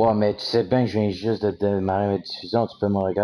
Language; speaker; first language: French; native; French